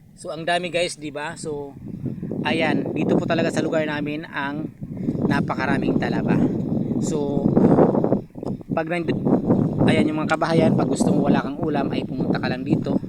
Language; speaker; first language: Filipino; native; Filipino